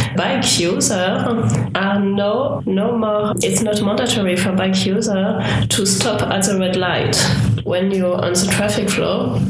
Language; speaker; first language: English; non-native, fluent; French